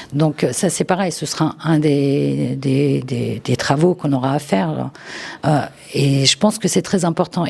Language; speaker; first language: French; early bilingual, other home language; Turkish